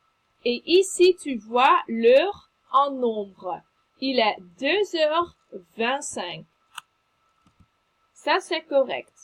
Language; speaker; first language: French; non-native, fluent; Dutch